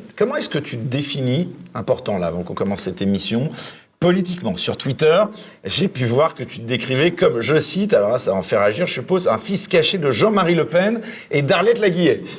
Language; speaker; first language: French; native; French